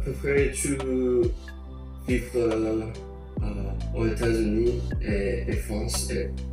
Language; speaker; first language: French; non-native, learner; English